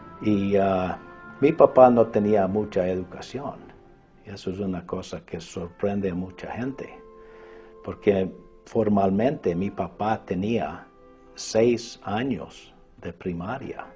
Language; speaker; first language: Spanish; non-native, fluent; English